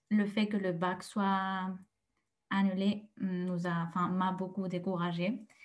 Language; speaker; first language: French; non-native, fluent; Spanish